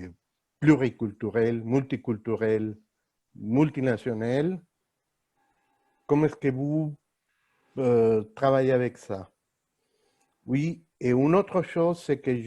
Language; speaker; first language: French; non-native, fluent; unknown